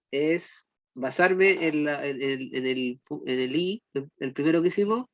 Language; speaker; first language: Spanish; native; Spanish